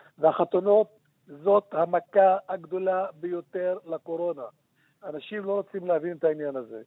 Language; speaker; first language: Hebrew; non-native, local second language; Arabic